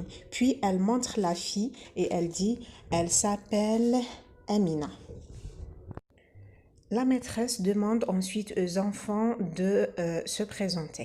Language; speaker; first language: French; non-native, local second language; Arabic